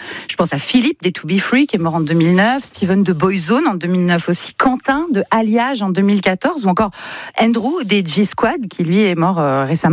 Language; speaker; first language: French; native; French